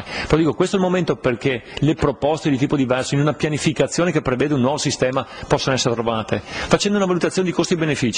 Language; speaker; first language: Italian; native; Italian